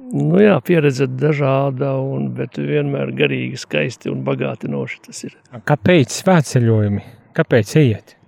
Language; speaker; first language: Latvian; native; Latvian